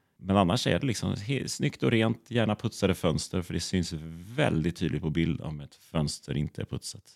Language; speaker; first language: Swedish; native; Swedish